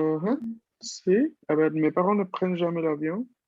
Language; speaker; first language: French; non-native, fluent; Spanish